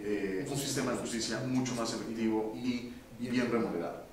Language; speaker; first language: Spanish; native; Spanish